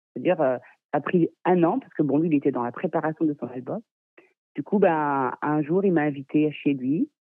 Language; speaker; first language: French; native; French